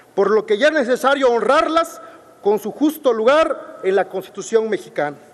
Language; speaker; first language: Spanish; non-native, local second language; Zapotec